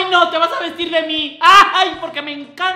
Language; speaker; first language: Spanish; native; Spanish